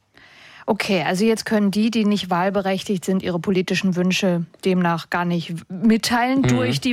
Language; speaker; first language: German; native; German